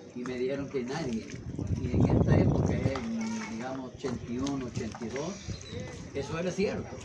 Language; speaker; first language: Spanish; non-native, fluent; English